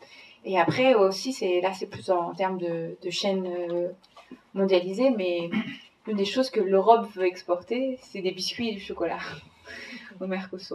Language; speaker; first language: French; native; French